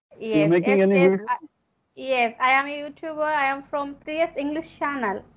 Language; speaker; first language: English; non-native, learner; Telugu